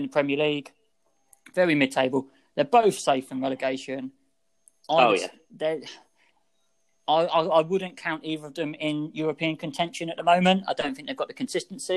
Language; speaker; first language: English; native; English